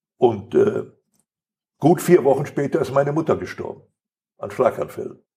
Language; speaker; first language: German; native; German